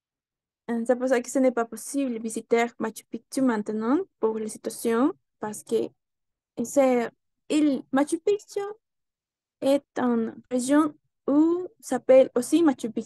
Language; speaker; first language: French; non-native, learner; Spanish